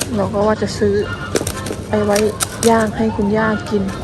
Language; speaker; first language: Thai; native; Thai